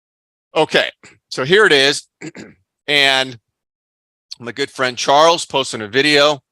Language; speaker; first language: English; native; English